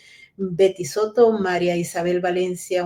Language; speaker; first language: Spanish; native; Spanish